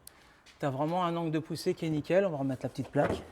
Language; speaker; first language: French; native; French